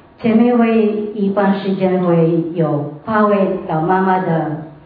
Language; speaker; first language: Chinese; non-native, fluent; Filipino